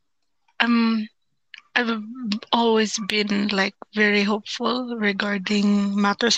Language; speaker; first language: English; non-native, local second language; Cebuano